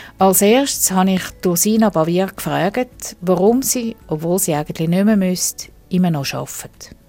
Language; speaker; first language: German; native; German